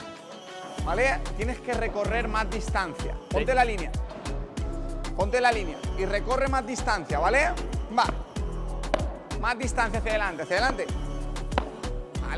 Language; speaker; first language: Spanish; native; Spanish